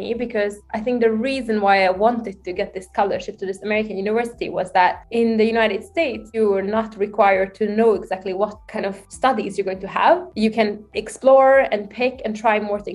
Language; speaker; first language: English; non-native, fluent; Hungarian